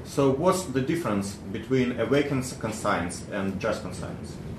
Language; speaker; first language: English; non-native, fluent; Russian